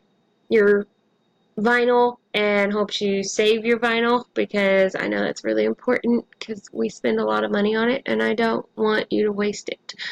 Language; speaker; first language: English; native; English